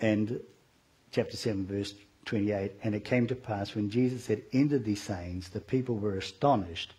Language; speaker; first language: English; native; English